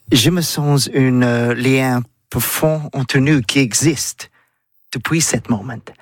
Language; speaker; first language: French; non-native, learner; English